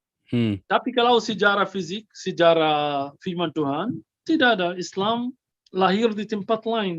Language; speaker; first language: Indonesian; non-native, fluent; Arabic